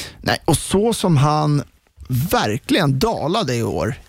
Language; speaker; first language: Swedish; native; Swedish